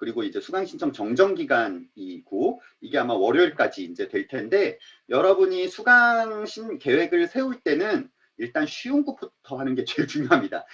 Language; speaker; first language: Korean; native; Korean